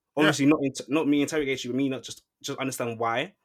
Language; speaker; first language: English; native; English